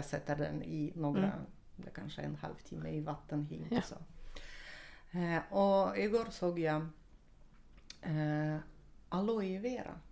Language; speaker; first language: Swedish; non-native, fluent; Russian